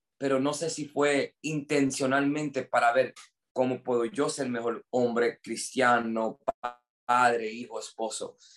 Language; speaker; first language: Spanish; non-native, fluent; English